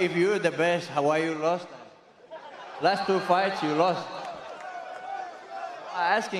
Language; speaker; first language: English; non-native, learner; Chechen